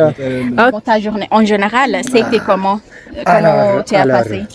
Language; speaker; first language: French; non-native, learner; Amharic